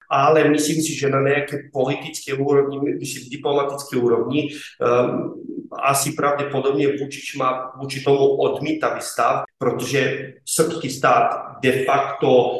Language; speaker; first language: Czech; non-native, fluent; Serbian